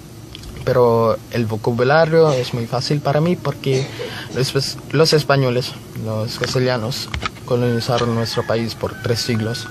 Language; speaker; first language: Spanish; non-native, fluent; Filipino